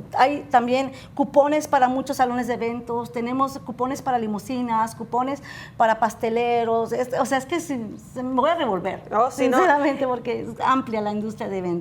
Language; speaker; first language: Spanish; native; Spanish